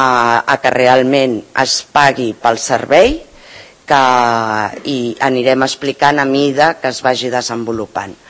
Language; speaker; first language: Catalan; native; Catalan